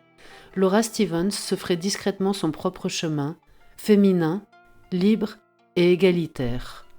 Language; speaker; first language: French; native; French